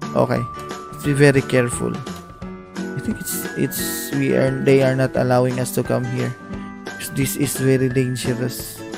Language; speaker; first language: English; non-native, local second language; Cebuano